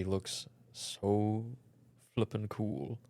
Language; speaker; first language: English; native; English